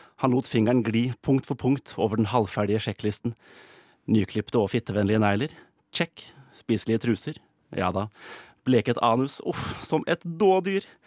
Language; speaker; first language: Norwegian; native; Norwegian